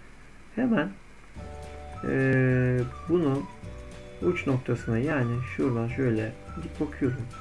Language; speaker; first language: Turkish; native; Turkish